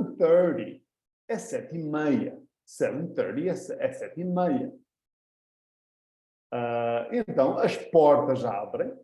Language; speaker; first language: Portuguese; early bilingual, heritage; Portuguese